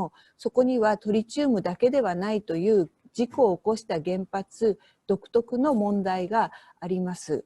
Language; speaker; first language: Japanese; native; Japanese